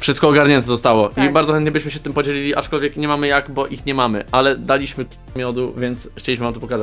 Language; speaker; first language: Polish; native; Polish